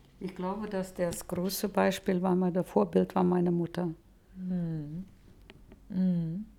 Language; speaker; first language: German; non-native, fluent; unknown